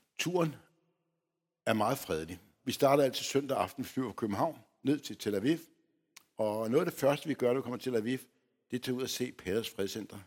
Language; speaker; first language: Danish; early bilingual, other home language; Polish